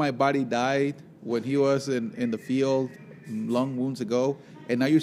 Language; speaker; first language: English; non-native, fluent; Spanish